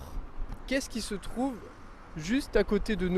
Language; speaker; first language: French; native; French